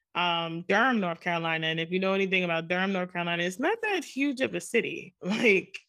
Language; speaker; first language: English; native; English